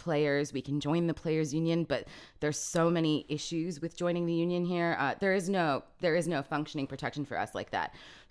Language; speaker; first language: English; native; English